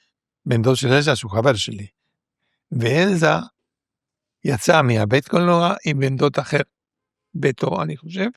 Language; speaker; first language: Hebrew; non-native, fluent; Spanish